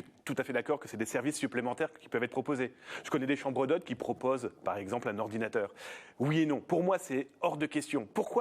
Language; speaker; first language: French; native; French